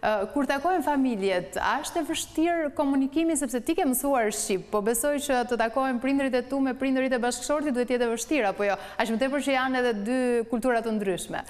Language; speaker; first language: Albanian; native; Albanian